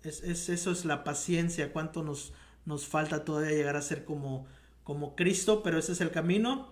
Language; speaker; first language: Spanish; native; Spanish